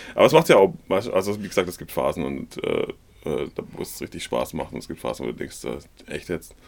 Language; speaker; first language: German; native; German